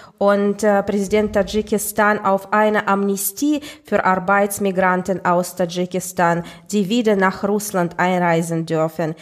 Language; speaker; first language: German; non-native, fluent; Russian